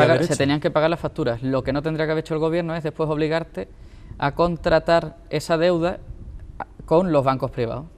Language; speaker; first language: Spanish; native; Spanish